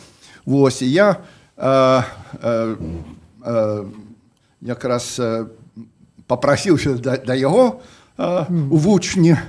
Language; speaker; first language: Belarusian; non-native, fluent; English